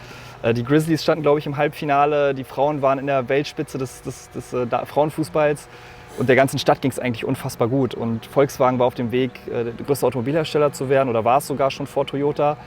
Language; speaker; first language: German; native; German